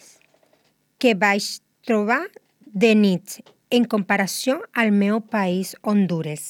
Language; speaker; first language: Catalan; non-native, learner; Spanish